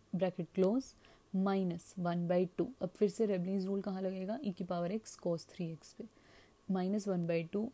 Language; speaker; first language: Hindi; native; Hindi